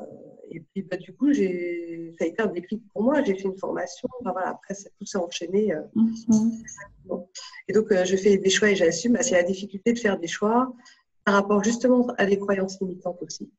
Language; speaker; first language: French; native; French